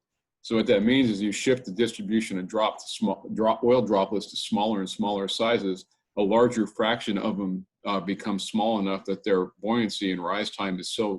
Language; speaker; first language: English; native; English